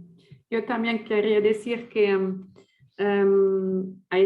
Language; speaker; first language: Spanish; non-native, fluent; French